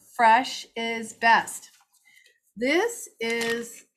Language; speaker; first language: English; native; English